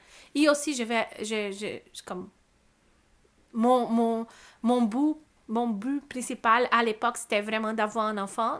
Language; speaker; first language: French; non-native, learner; Portuguese